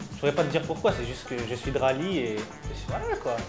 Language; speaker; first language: French; native; French